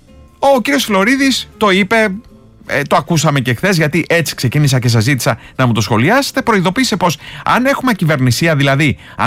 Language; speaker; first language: Greek; native; Greek